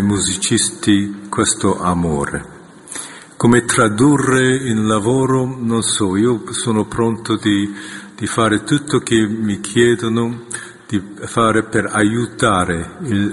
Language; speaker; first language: Italian; non-native, fluent; Korean